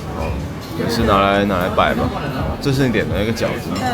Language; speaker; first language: Chinese; native; Chinese